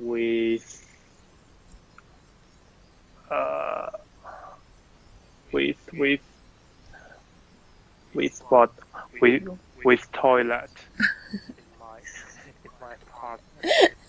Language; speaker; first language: English; non-native, learner; Chinese